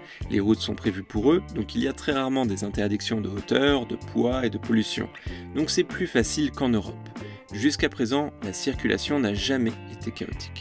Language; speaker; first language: French; native; French